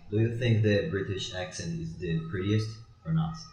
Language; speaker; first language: English; non-native, learner; Portuguese